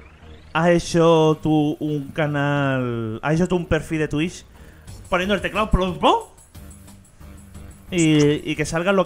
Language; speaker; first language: Spanish; native; Spanish